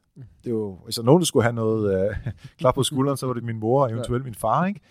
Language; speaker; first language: Danish; non-native, fluent; Dutch